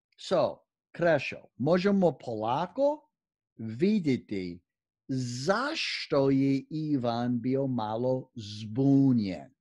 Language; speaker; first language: Croatian; early bilingual, heritage; Croatian